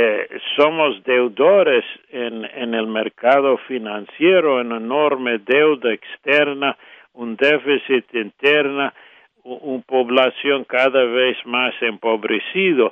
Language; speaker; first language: Spanish; non-native, fluent; English